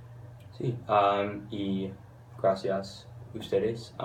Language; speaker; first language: Spanish; non-native, learner; English